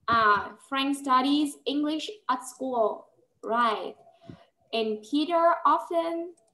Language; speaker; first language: English; non-native, fluent; Vietnamese